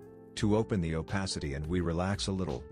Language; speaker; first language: English; non-native, fluent; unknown